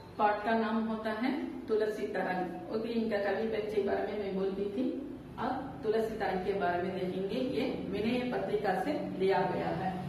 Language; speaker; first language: Hindi; non-native, local second language; Tamil